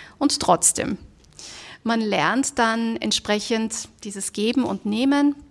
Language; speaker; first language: German; early bilingual, other home language; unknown